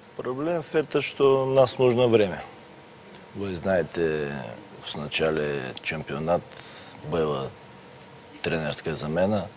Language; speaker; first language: Russian; non-native, learner; Bulgarian